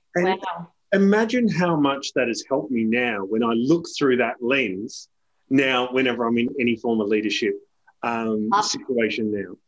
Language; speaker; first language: English; native; English